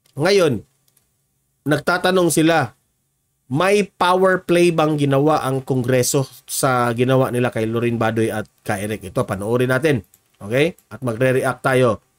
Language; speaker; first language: Filipino; native; Filipino